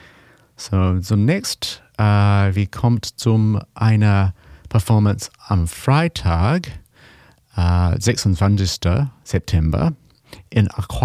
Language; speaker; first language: German; non-native, learner; English